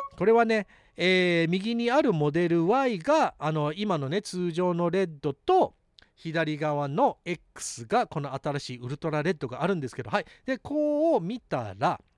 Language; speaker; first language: Japanese; early bilingual, heritage; English